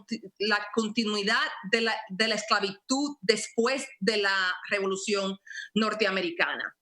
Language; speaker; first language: Spanish; early bilingual, heritage; Spanish